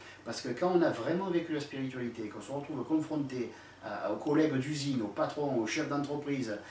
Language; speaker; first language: French; native; French